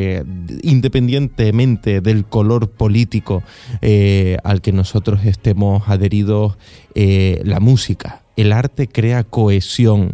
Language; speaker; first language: Spanish; native; Spanish